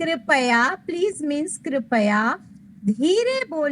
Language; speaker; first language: Hindi; native; Hindi